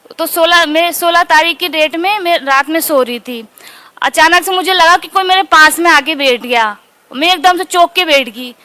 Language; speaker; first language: Hindi; native; Hindi